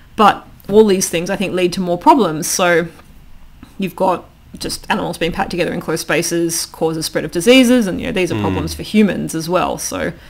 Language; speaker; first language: English; native; English